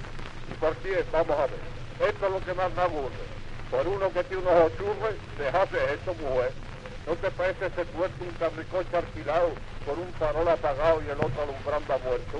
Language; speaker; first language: Spanish; native; Spanish